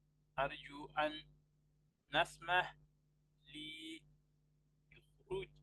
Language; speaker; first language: Arabic; non-native, fluent; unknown